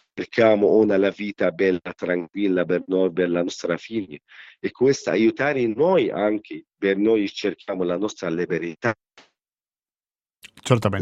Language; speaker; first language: Italian; non-native, learner; Arabic